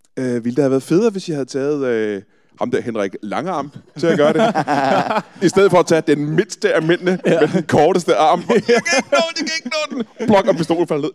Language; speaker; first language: Danish; native; Danish